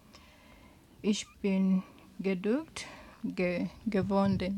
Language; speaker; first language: German; non-native, learner; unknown